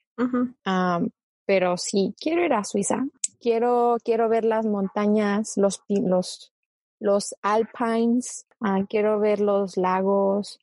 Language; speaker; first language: Spanish; early bilingual, other home language; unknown